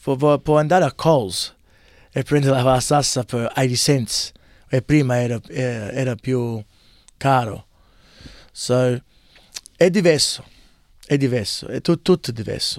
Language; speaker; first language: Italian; early bilingual, heritage; English